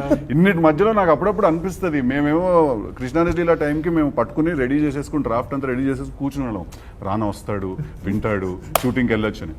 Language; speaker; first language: Telugu; native; Telugu